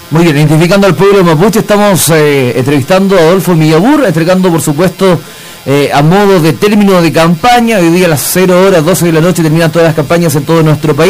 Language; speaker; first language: Spanish; native; Spanish